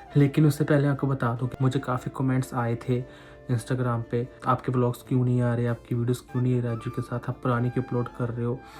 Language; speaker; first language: Hindi; non-native, local second language; Punjabi